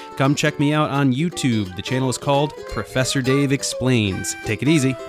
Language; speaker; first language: English; native; English